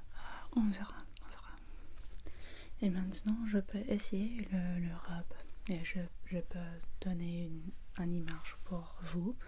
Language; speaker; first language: French; non-native, learner; English